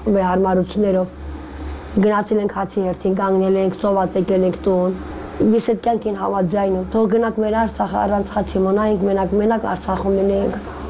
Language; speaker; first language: Armenian; native; Armenian